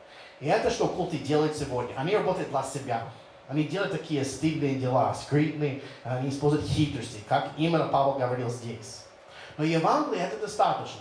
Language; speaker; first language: Russian; non-native, fluent; English